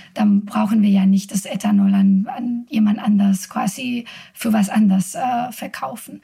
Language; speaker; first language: German; non-native, fluent; Spanish